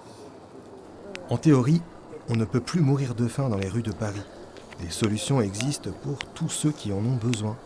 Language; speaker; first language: French; native; French